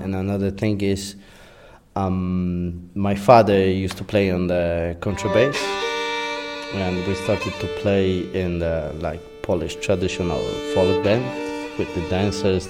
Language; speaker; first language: English; non-native, fluent; Polish